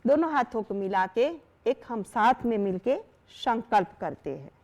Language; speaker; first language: Hindi; non-native, local second language; Gujarati